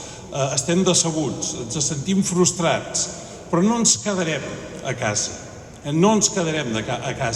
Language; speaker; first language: Catalan; native; Catalan